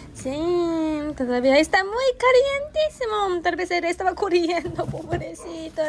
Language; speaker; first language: Spanish; non-native, fluent; Japanese